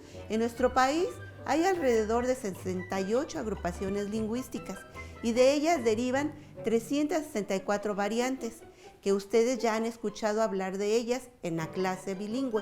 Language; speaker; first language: Spanish; native; Spanish